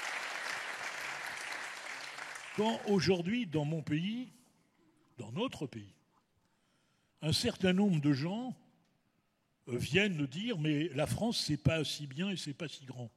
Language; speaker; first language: French; native; French